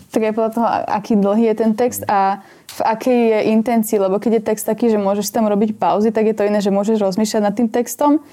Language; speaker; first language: Slovak; native; Slovak